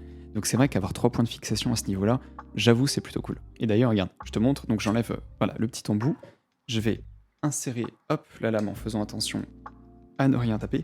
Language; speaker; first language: French; native; French